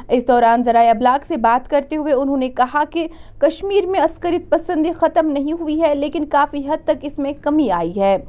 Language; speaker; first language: Urdu; non-native, local second language; Kashmiri